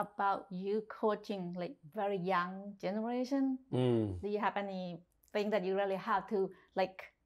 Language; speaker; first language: English; non-native, fluent; Thai